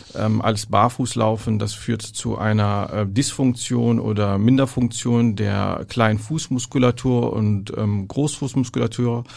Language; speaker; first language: German; non-native, fluent; Arabic